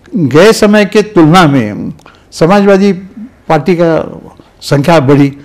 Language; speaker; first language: Hindi; non-native, local second language; Marathi